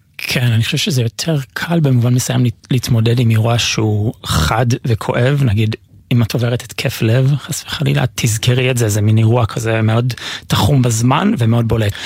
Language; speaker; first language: Hebrew; non-native, fluent; English